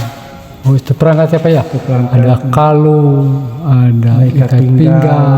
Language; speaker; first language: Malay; non-native, local second language; Sundanese